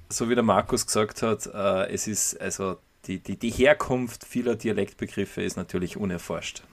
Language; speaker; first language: German; native; German